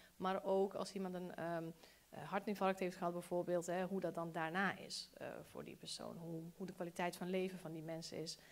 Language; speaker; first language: Dutch; early bilingual, other home language; Bosnian